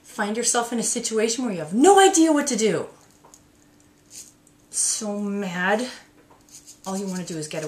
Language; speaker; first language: English; native; English